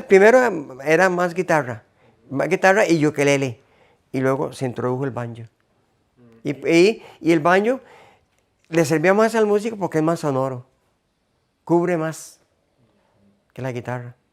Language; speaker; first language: Spanish; native; Spanish